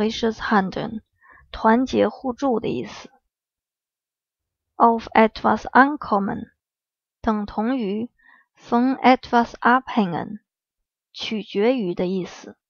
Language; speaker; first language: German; non-native, fluent; Chinese